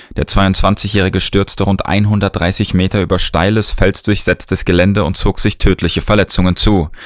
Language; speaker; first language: German; native; German